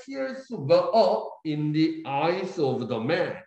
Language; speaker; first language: English; non-native, fluent; Korean